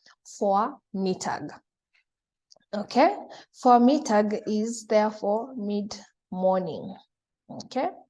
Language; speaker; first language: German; non-native, fluent; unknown